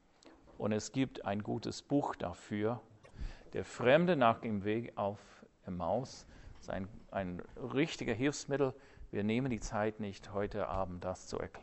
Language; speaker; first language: German; non-native, fluent; English